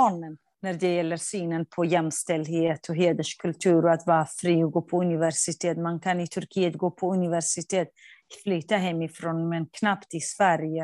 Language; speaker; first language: Swedish; non-native, fluent; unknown